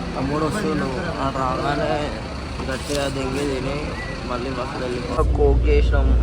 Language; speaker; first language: Telugu; non-native, local second language; Marathi